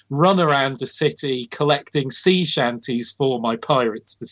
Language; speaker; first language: English; native; English